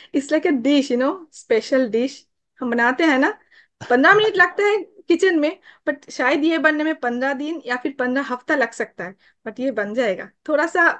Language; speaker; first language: Hindi; non-native, local second language; Bangla